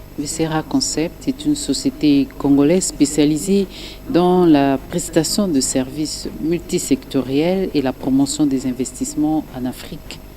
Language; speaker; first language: French; non-native, local second language; Lingala